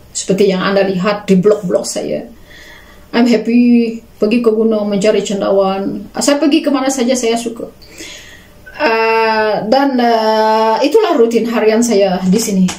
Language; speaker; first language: Malay; native; Malay